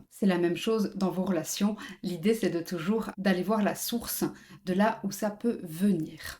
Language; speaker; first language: French; native; French